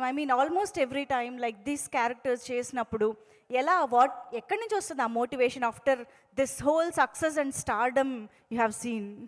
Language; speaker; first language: Telugu; native; Telugu